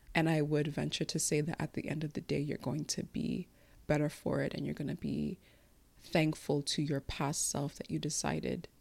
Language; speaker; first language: English; early bilingual, other home language; Igbo